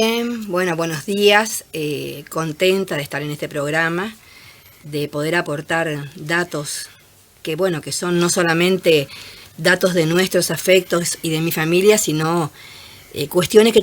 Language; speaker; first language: Spanish; native; Spanish